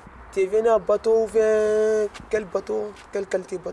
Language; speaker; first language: French; non-native, learner; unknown